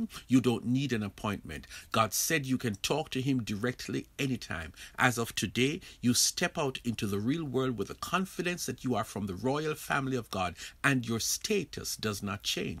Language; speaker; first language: English; native; English